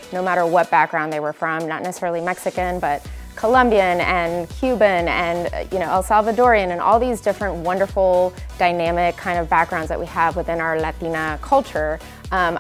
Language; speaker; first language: English; early bilingual, other home language; Spanish